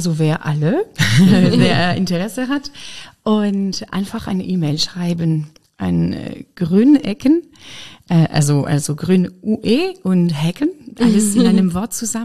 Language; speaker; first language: German; non-native, fluent; French